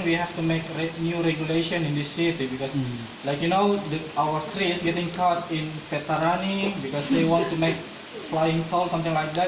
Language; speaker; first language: English; non-native, learner; Indonesian